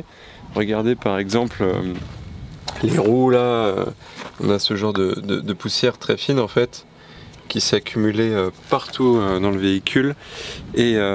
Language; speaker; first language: French; native; French